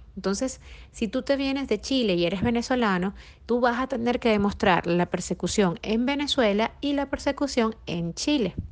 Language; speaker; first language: Spanish; native; Spanish